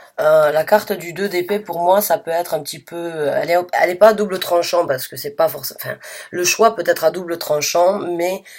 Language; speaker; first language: French; native; French